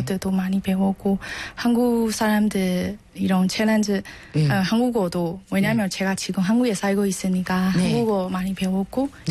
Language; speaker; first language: Korean; non-native, learner; Burmese